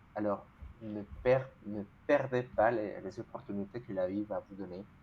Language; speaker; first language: French; non-native, fluent; Spanish